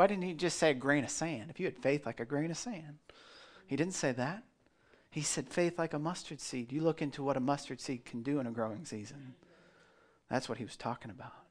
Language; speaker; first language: English; native; English